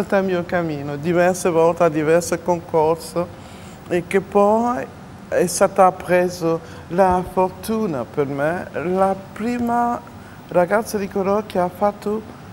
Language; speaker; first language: Italian; non-native, fluent; French